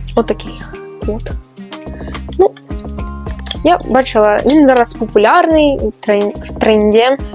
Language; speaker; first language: Ukrainian; non-native, local second language; Russian